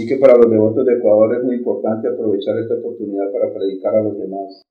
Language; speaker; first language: Spanish; native; Spanish